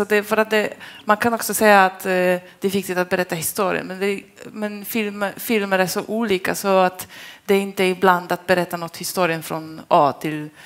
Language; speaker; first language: Swedish; non-native, fluent; Polish